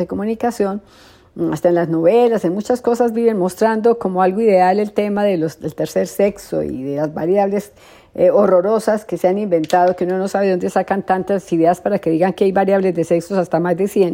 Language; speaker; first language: Spanish; native; Spanish